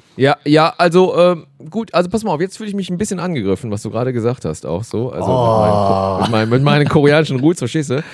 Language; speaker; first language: German; early bilingual, other home language; Korean